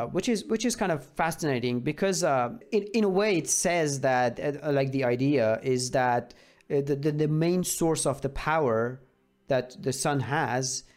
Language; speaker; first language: English; non-native, fluent; Persian